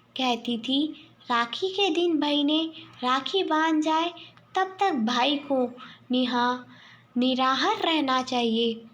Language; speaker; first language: Hindi; native; Hindi